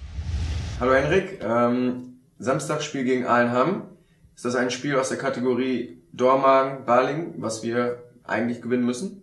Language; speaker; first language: German; native; German